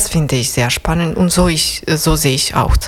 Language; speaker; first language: German; non-native, fluent; Serbian